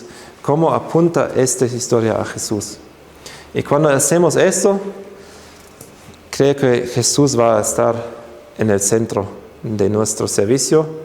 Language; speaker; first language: Spanish; non-native, fluent; German